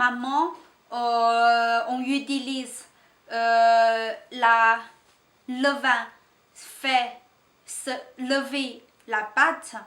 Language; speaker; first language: French; non-native, learner; Chinese